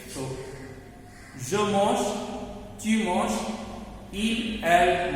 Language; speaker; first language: French; non-native, fluent; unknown